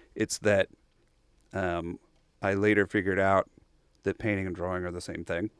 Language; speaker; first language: English; native; English